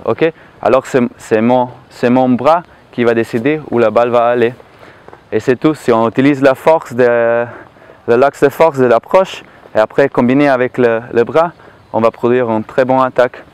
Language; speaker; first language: French; non-native, learner; Slovenian